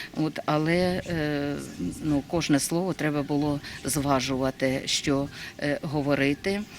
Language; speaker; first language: Ukrainian; native; Ukrainian